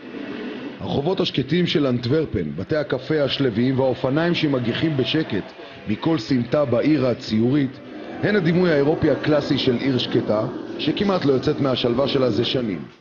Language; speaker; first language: Hebrew; native; Hebrew